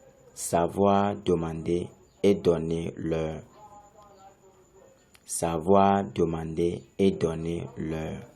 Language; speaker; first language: French; non-native, fluent; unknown